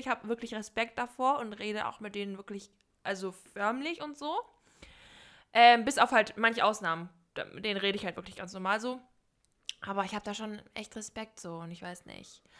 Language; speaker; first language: German; native; German